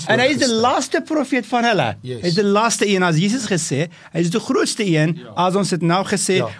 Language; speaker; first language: Afrikaans; non-native, local second language; English